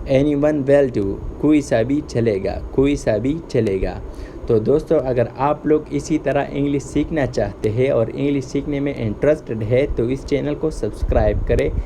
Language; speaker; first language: Urdu; native; Urdu